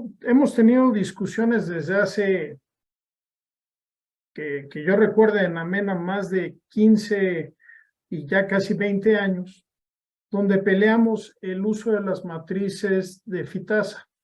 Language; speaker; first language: Spanish; native; Spanish